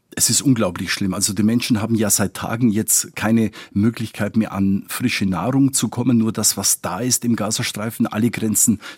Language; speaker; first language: German; non-native, fluent; Spanish